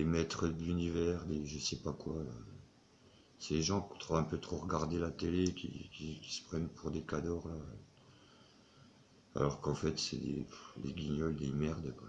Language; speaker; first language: French; native; French